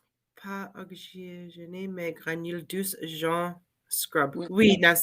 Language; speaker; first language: French; non-native, learner; English